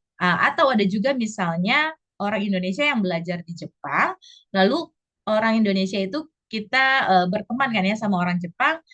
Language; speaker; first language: Indonesian; native; Indonesian